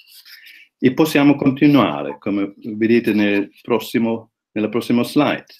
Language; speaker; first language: Italian; non-native, fluent; German